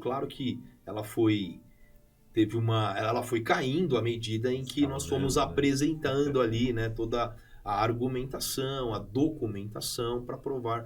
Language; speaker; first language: Portuguese; native; Portuguese